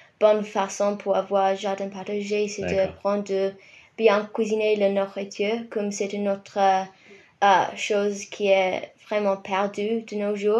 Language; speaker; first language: French; non-native, fluent; English